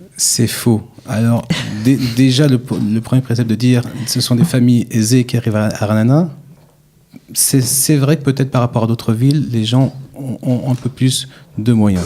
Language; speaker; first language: French; native; French